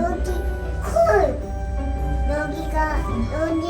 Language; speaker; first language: Korean; early bilingual, heritage; Korean